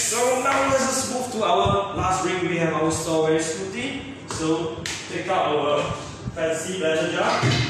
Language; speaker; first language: English; non-native, local second language; Chinese